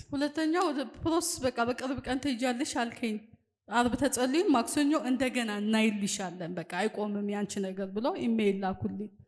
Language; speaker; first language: Amharic; non-native, local second language; Tigrinya